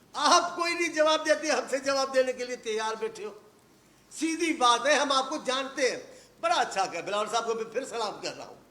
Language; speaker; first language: Urdu; non-native, local second language; Sindhi